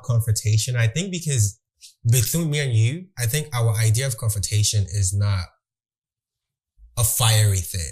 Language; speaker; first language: English; non-native, local second language; Yoruba